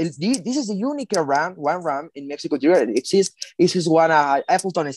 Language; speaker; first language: English; non-native, learner; Spanish